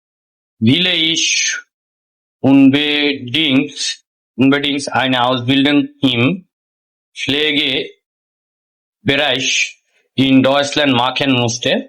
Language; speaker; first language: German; non-native, learner; Bangla